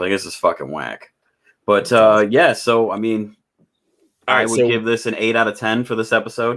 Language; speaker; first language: English; native; English